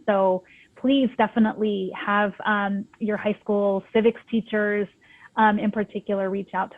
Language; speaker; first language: English; native; English